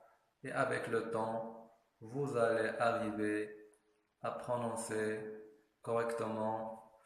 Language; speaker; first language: French; non-native, fluent; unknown